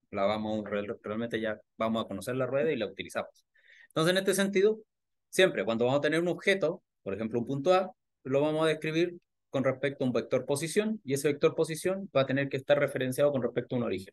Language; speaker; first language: Spanish; native; Spanish